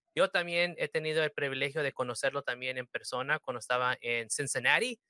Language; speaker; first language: Spanish; early bilingual, heritage; Spanish